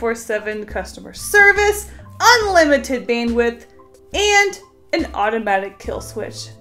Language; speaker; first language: English; native; English